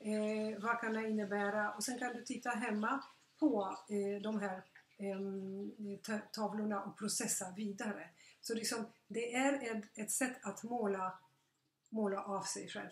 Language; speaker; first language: Swedish; non-native, fluent; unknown